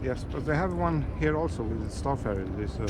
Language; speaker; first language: English; non-native, learner; Swedish